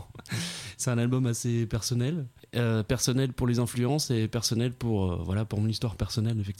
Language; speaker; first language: French; native; French